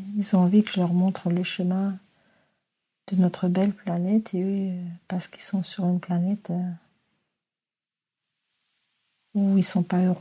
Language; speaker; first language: French; native; French